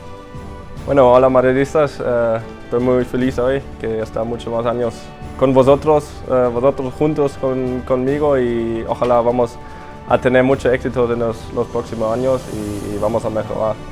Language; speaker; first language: Spanish; non-native, fluent; German